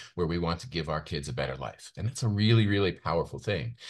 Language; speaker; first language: English; native; English